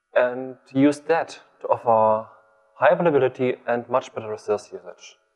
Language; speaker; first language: English; non-native, fluent; German